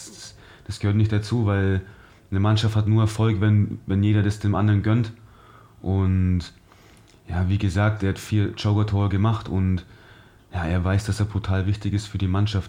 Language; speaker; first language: German; native; German